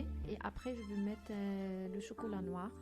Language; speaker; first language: French; non-native, fluent; Arabic